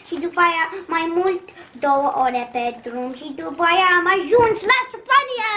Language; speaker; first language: Romanian; early bilingual, heritage; Romanian